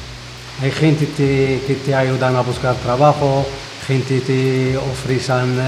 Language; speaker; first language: Spanish; non-native, fluent; Arabic